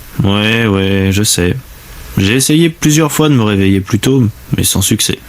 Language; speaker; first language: French; native; French